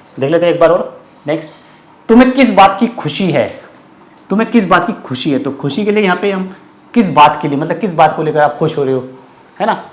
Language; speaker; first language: Hindi; native; Hindi